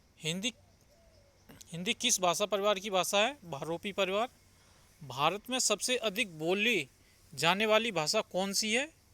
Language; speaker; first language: Hindi; native; Hindi